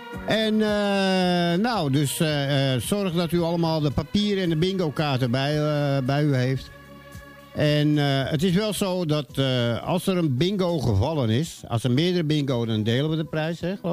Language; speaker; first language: Dutch; native; Dutch